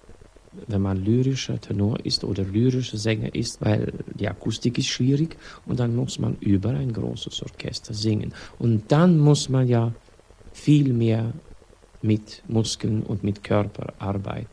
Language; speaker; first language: German; non-native, fluent; Swedish